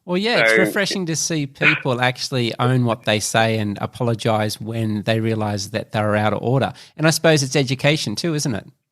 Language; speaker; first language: English; native; English